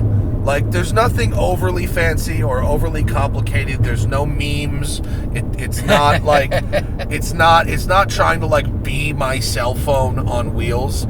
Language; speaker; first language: English; native; English